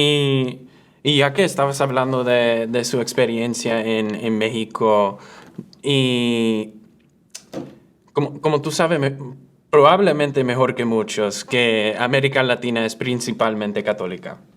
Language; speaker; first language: Spanish; early bilingual, other home language; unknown